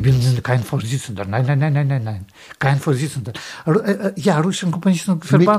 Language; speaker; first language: German; non-native, fluent; Russian